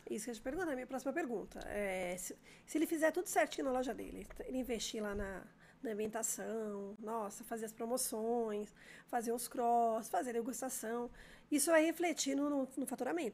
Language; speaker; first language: Portuguese; native; Portuguese